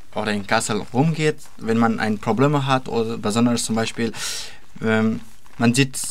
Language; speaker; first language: German; non-native, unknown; Persian